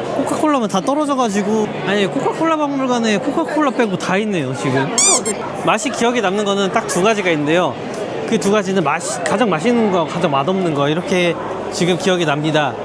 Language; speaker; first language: Korean; native; Korean